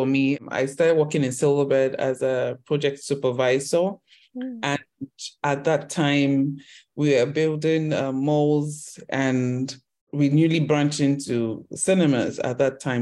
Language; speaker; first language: English; non-native, local second language; Yoruba